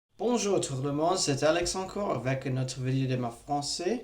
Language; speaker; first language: French; non-native, learner; English